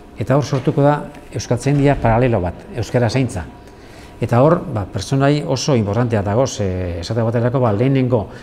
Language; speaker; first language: Basque; native; Basque